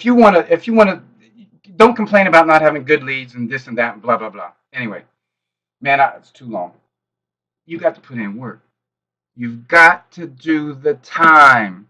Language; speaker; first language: English; native; English